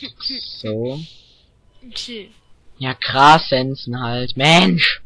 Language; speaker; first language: German; native; German